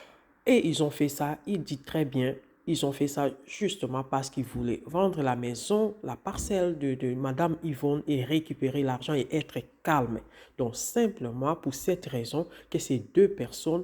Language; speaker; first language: French; non-native, local second language; Lingala